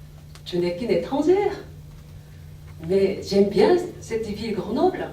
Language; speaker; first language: French; non-native, fluent; Korean